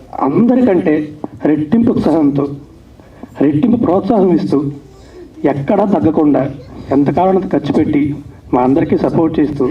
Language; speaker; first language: Telugu; native; Telugu